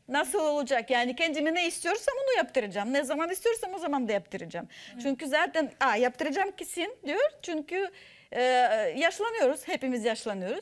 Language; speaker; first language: Turkish; non-native, fluent; Russian